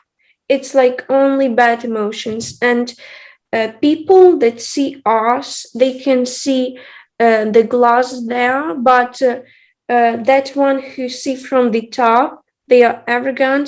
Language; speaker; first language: English; non-native, fluent; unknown